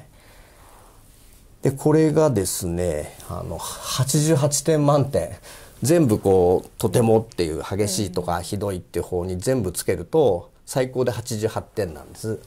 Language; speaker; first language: Japanese; native; Japanese